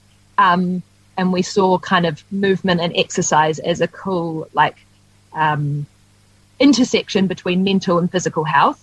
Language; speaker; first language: English; native; English